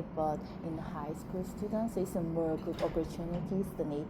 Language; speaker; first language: English; non-native, learner; Korean